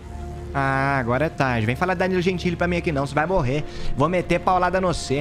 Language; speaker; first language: Portuguese; native; Portuguese